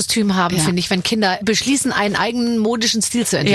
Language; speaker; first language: German; native; German